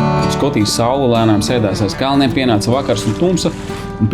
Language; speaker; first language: Latvian; native; Latvian